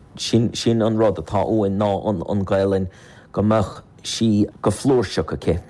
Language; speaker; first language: Irish; native; Irish